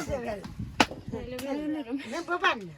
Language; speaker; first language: Turkish; native; Turkish